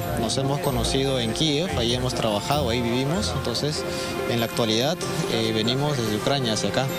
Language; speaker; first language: Spanish; non-native, fluent; Ukrainian